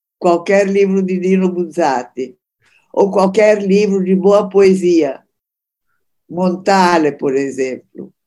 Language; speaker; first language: Portuguese; early bilingual, other home language; Italian